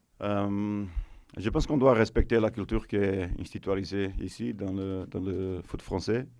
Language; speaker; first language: French; non-native, fluent; Portuguese